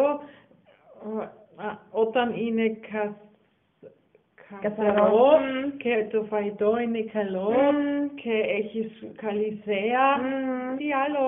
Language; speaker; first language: Greek; non-native, learner; German